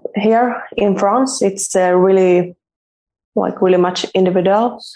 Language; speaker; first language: English; non-native, fluent; Swedish